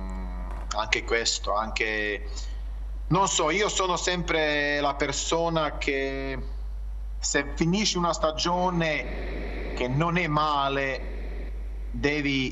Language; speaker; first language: Italian; non-native, fluent; Croatian